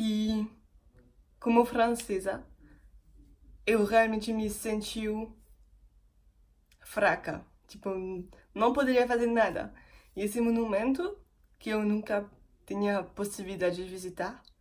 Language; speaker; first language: Portuguese; non-native, fluent; French